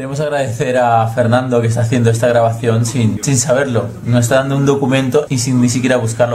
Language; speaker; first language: Spanish; native; Spanish